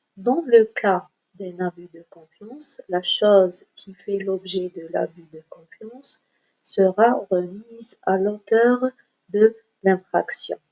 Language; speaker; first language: French; non-native, local second language; Arabic